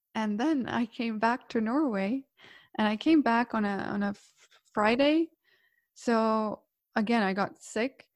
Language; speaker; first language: English; non-native, fluent; Croatian